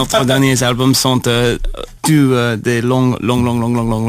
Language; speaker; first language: French; non-native, learner; English